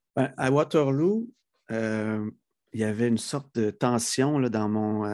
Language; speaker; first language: French; native; French